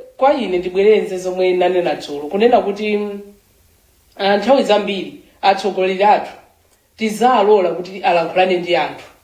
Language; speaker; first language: Nyanja; native; Nyanja